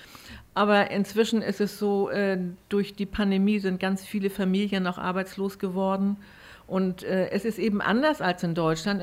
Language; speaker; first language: German; native; German